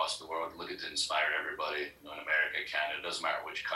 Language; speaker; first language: English; native; English